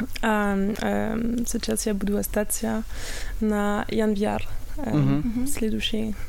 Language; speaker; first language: Russian; non-native, learner; French